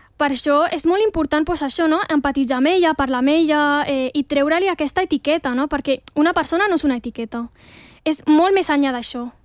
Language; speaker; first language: Catalan; early bilingual, other home language; Arabic